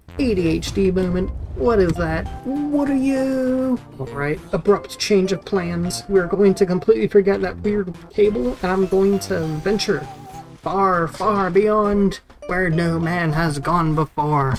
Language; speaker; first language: English; native; English